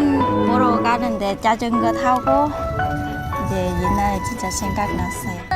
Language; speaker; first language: Korean; non-native, learner; Vietnamese